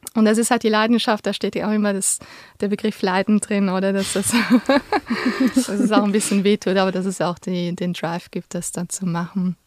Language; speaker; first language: German; non-native, local second language; Luxembourgish